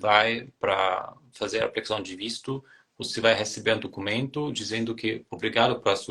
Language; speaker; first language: Portuguese; non-native, fluent; German